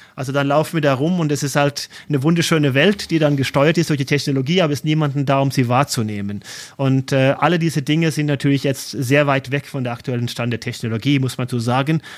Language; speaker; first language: German; non-native, fluent; Norwegian